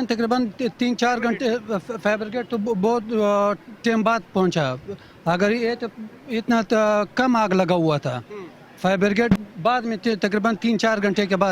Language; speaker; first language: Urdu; non-native, local second language; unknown